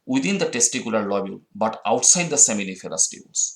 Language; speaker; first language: English; non-native, local second language; Bangla